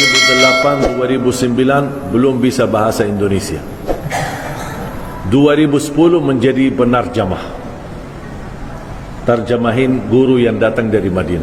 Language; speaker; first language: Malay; non-native, fluent; Arabic